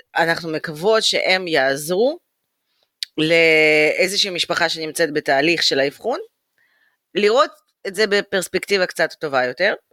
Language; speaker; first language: Hebrew; early bilingual, other home language; Russian